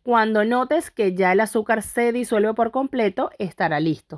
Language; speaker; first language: Spanish; native; Spanish